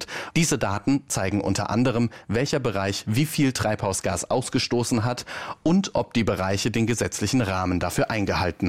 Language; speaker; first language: German; native; German